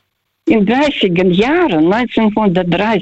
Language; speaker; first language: German; non-native, fluent; Russian